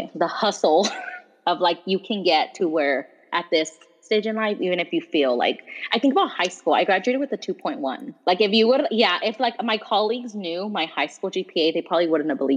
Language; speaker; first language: English; early bilingual, other home language; Spanish